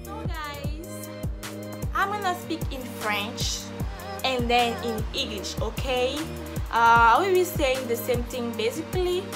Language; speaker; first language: English; non-native, fluent; French